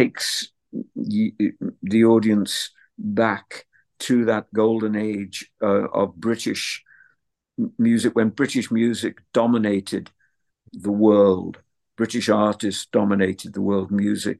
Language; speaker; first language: English; native; English